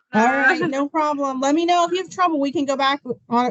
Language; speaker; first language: English; native; English